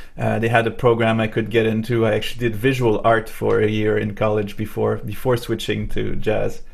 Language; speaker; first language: English; non-native, fluent; French